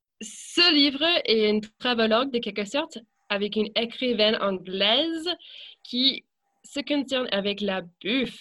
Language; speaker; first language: French; non-native, fluent; English